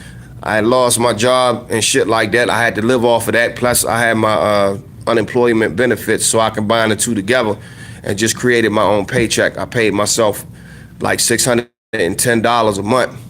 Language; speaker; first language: English; native; English